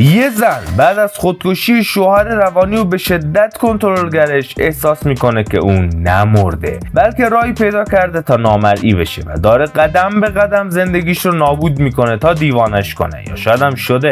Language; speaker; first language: Persian; native; Persian